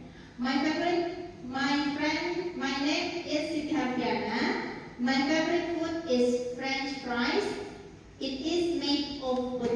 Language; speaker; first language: English; non-native, learner; Indonesian